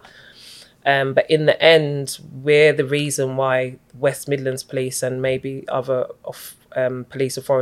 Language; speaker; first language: English; native; English